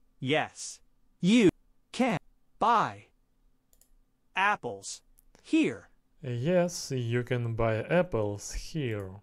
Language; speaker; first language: English; non-native, learner; Russian